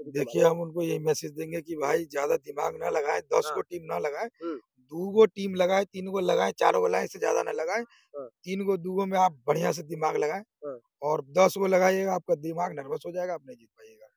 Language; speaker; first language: Hindi; native; Hindi